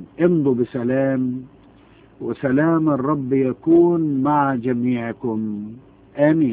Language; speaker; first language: Arabic; native; Arabic